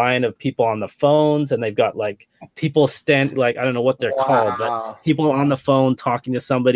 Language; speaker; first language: English; native; English